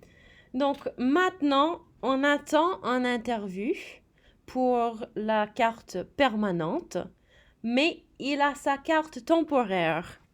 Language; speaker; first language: French; non-native, fluent; English